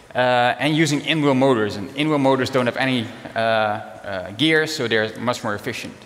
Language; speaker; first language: English; non-native, fluent; Dutch